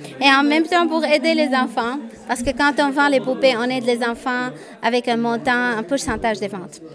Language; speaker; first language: French; non-native, fluent; Arabic